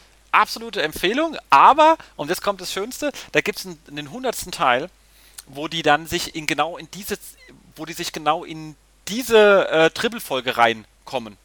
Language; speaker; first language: German; native; German